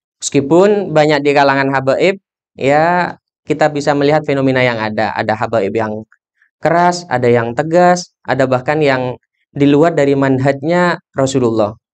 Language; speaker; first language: Indonesian; non-native, local second language; Madurese